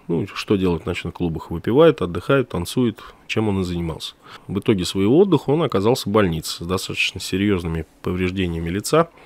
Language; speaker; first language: Russian; native; Russian